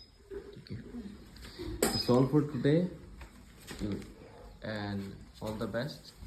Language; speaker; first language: Hindi; native; Hindi